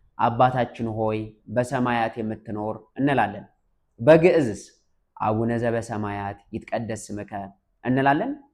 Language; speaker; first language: Amharic; native; Amharic